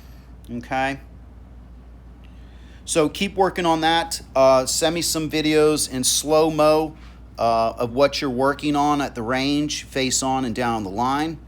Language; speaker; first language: English; native; English